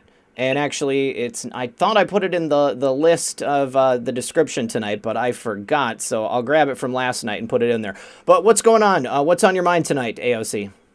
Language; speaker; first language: English; native; English